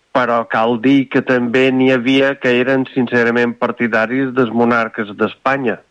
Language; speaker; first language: Catalan; native; Catalan